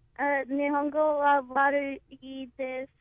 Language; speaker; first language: Japanese; non-native, learner; English